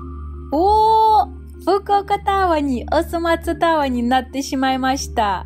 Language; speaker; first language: Japanese; non-native, fluent; Russian